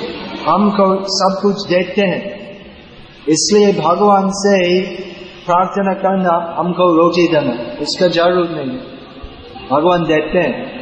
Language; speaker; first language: Hindi; non-native, learner; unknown